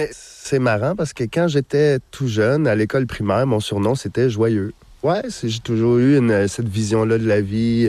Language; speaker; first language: French; native; French